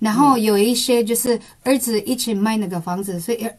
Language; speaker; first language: Chinese; non-native, local second language; Cebuano